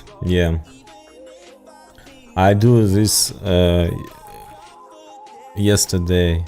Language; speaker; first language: English; non-native, learner; Ukrainian